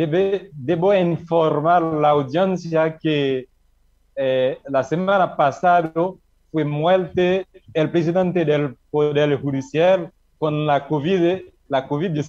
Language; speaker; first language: Spanish; non-native, learner; Haitian Creole